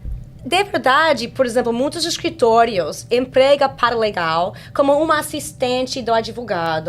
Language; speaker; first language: Portuguese; non-native, fluent; English